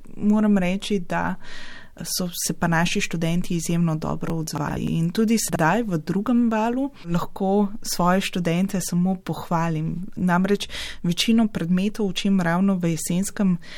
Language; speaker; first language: Slovenian; native; Slovenian